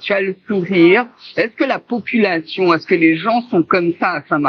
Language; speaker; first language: French; native; French